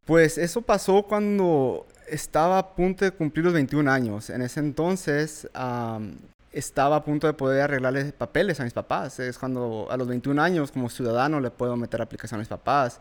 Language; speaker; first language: Spanish; early bilingual, heritage; Spanish